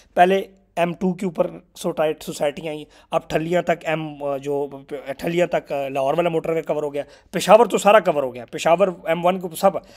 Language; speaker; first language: Urdu; non-native, local second language; Punjabi